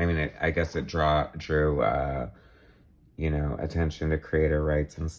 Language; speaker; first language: English; native; English